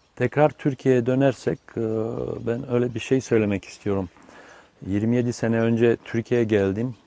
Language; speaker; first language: Turkish; non-native, fluent; Romanian